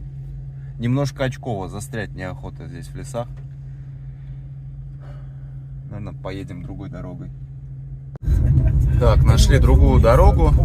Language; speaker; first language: Russian; native; Russian